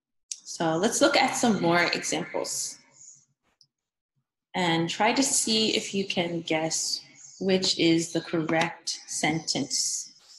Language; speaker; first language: English; early bilingual, other home language; Korean